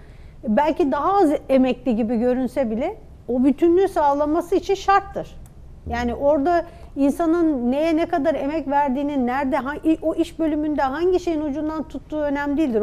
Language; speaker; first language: Turkish; native; Turkish